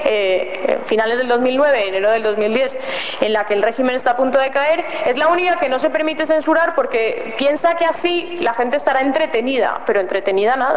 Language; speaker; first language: Spanish; native; Spanish